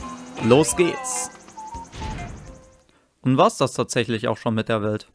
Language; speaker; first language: German; native; German